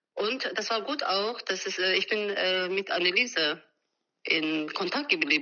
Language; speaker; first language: German; non-native, fluent; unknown